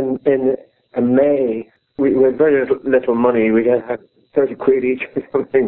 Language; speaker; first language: English; native; English